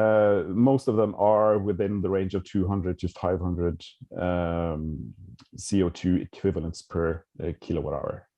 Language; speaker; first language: English; non-native, fluent; Norwegian